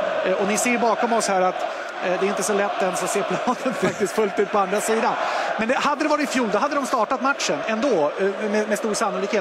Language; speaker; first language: Swedish; native; Swedish